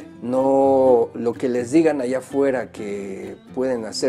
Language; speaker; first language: Spanish; native; Spanish